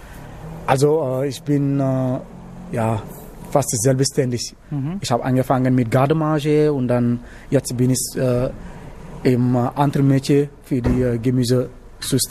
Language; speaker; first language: German; non-native, learner; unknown